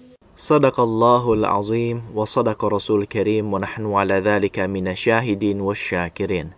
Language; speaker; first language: Arabic; non-native, fluent; Indonesian